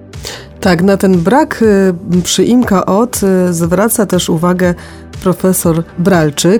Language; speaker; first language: Polish; native; Polish